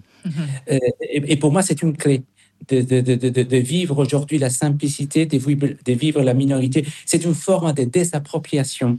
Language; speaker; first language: French; non-native, fluent; Spanish